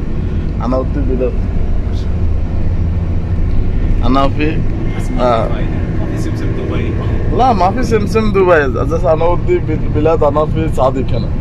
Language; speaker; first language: Arabic; non-native, learner; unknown